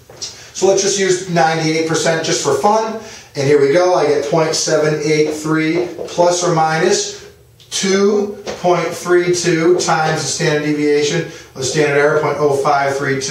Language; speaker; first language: English; native; English